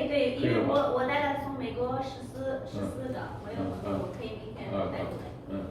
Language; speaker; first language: Chinese; non-native, local second language; Uyghur